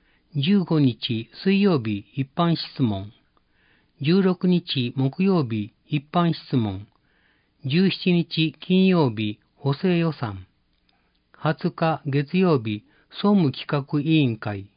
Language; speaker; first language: Japanese; native; Japanese